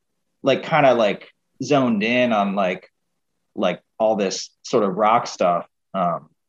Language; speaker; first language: English; native; English